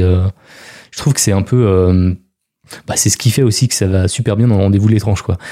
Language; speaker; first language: French; native; French